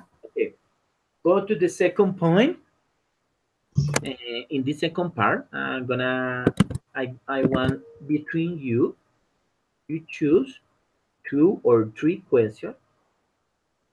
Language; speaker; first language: English; non-native, learner; Spanish